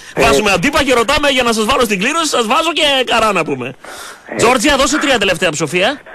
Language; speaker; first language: Greek; native; Greek